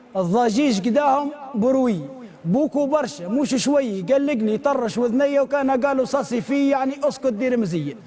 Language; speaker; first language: Arabic; native; Arabic